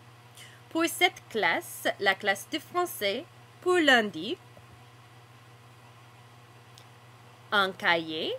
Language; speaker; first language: French; non-native, fluent; English